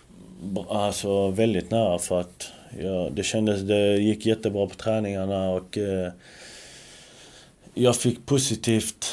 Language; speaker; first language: Swedish; early bilingual, other home language; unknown